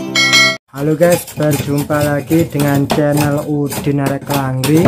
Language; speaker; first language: Indonesian; non-native, local second language; Javanese